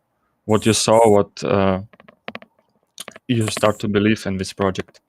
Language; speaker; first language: English; non-native, learner; Russian